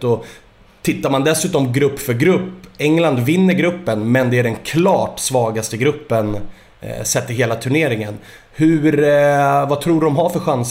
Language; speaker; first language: Swedish; native; Swedish